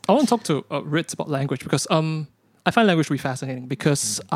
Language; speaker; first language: English; native; English